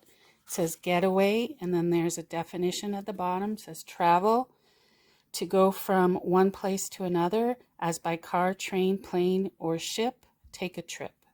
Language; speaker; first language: English; native; English